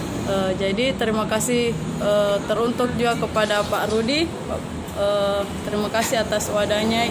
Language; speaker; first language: Indonesian; native; Indonesian